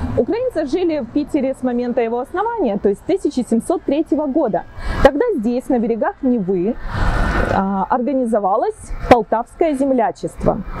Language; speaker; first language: Russian; native; Russian